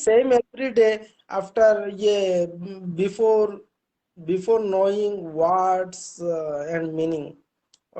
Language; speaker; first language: English; non-native, learner; Bangla